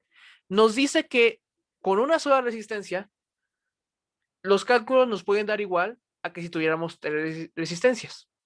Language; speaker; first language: Spanish; native; Spanish